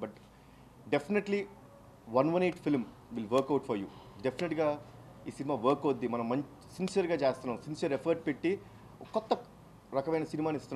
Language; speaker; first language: Telugu; native; Telugu